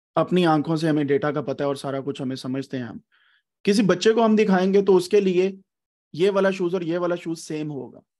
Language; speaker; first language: Urdu; native; Urdu